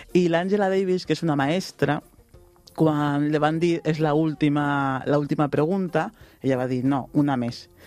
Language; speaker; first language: Catalan; non-native, local second language; Spanish